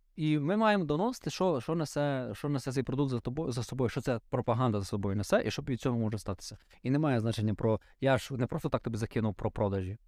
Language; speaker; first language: Ukrainian; native; Ukrainian